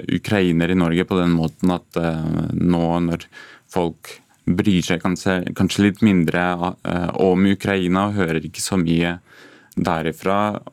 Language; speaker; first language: Norwegian; non-native, fluent; Ukrainian